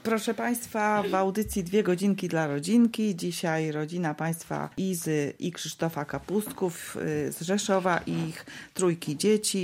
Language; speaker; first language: Polish; native; Polish